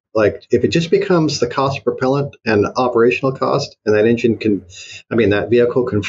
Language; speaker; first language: English; native; English